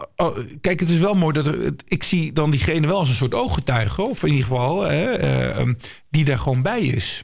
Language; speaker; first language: Dutch; early bilingual, other home language; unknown